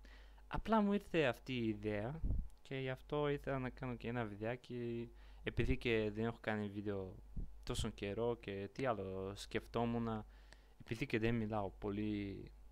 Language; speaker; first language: Greek; non-native, learner; Bulgarian